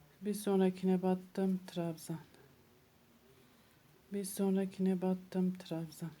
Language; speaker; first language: Turkish; native; Turkish